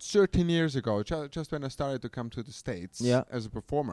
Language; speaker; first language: English; non-native, fluent; German